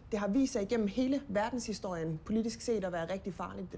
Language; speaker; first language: Danish; native; Danish